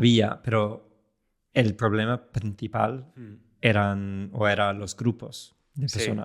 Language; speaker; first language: Spanish; non-native, fluent; English